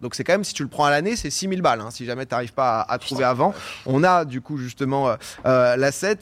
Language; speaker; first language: French; native; French